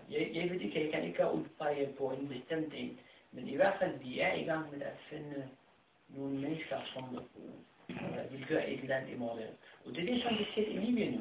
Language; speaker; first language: Danish; non-native, fluent; Arabic